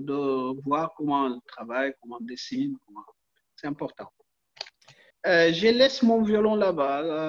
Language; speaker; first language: French; non-native, learner; Arabic